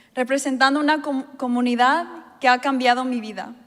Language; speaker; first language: Spanish; early bilingual, heritage; Spanish